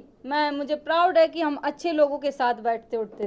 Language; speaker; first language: Hindi; native; Hindi